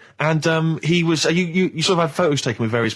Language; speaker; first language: English; native; English